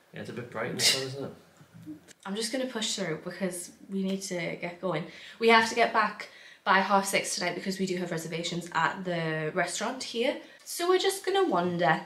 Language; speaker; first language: English; native; English